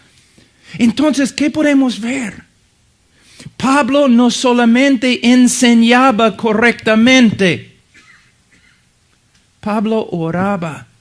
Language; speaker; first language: Spanish; non-native, fluent; English